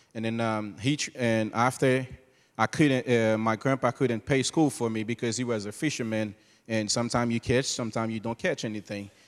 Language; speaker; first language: English; non-native, fluent; Haitian Creole